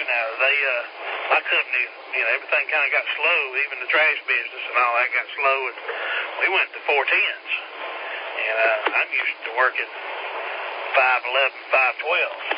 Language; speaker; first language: English; native; English